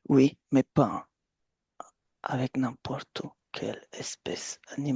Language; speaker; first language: French; non-native, fluent; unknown